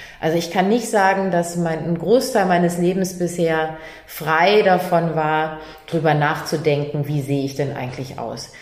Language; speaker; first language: German; native; German